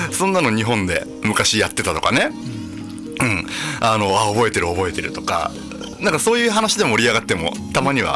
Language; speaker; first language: Japanese; native; Japanese